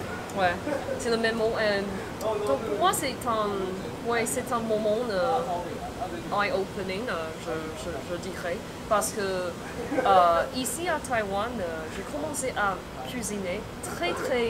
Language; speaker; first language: French; non-native, fluent; Chinese